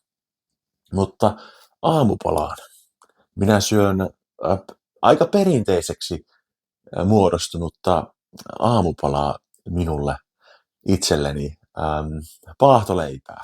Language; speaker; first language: Finnish; native; Finnish